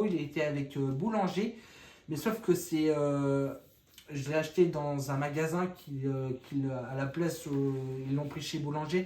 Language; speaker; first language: French; native; French